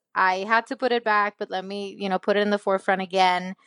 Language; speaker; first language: English; non-native, fluent; Spanish